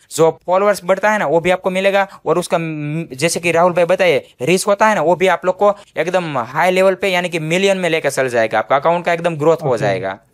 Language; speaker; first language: Hindi; non-native, local second language; Gujarati